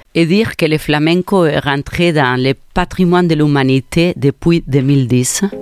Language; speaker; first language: French; non-native, fluent; Spanish